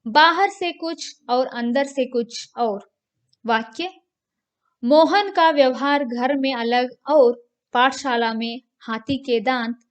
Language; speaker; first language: Hindi; non-native, local second language; Kannada